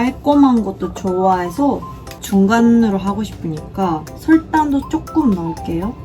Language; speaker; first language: Korean; non-native, fluent; Japanese